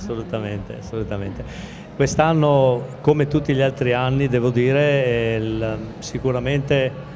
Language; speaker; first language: Italian; native; Italian